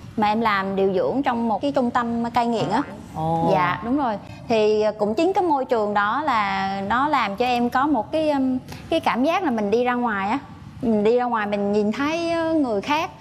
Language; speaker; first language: Vietnamese; native; Vietnamese